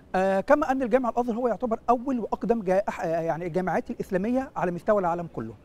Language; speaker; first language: Arabic; native; Arabic